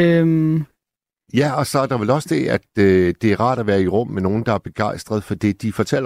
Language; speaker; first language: Danish; native; Danish